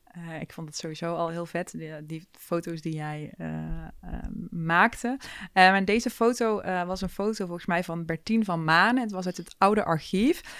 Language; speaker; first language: Dutch; early bilingual, other home language; Turkish